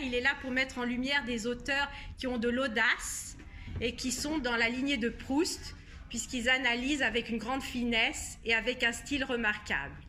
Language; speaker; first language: French; native; French